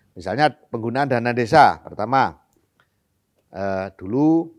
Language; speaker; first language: Indonesian; native; Indonesian